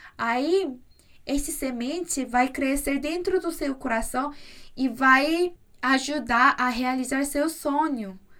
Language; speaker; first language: Portuguese; non-native, fluent; Korean